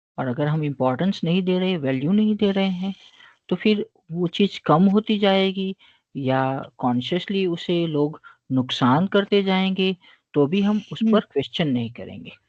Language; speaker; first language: Hindi; non-native, local second language; Gujarati